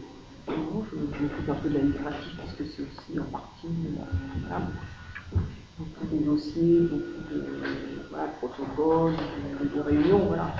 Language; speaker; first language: French; native; French